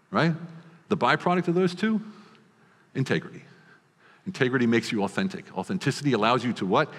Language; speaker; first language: English; native; English